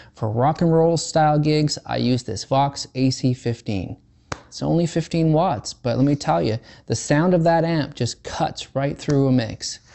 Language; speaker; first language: English; native; English